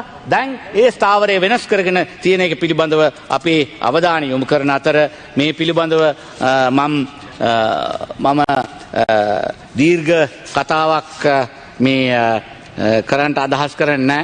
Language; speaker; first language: Sinhala; non-native, local second language; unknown